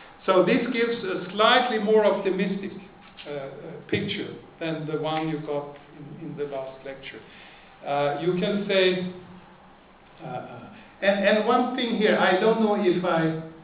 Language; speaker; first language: English; non-native, fluent; Swedish